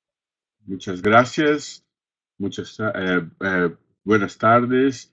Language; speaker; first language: Spanish; non-native, fluent; Portuguese